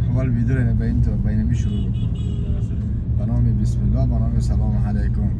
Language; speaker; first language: Persian; native; Persian